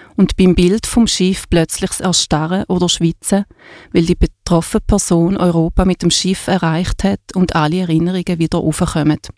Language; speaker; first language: German; native; German